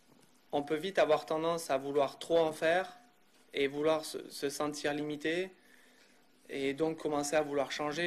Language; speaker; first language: French; native; French